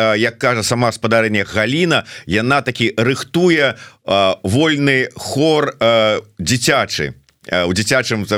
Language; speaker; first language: Belarusian; native; Belarusian